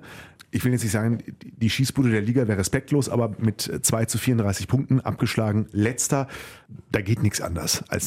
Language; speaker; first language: German; native; German